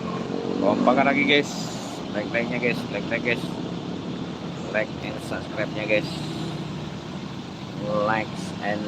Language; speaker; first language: English; non-native, local second language; Indonesian